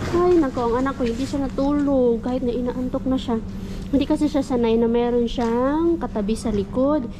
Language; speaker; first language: Filipino; non-native, local second language; Cebuano